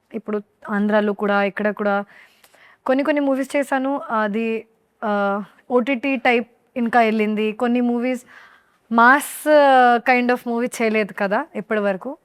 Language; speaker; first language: Telugu; non-native, learner; Hindi